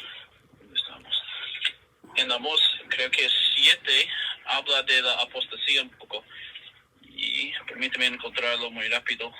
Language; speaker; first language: Spanish; non-native, fluent; English